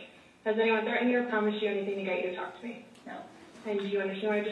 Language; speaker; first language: English; native; English